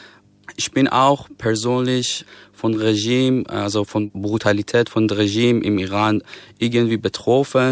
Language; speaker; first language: German; non-native, fluent; Persian